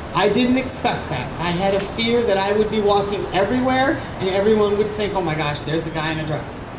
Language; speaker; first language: English; native; English